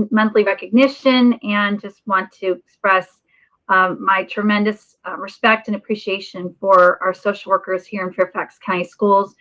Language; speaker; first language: English; native; English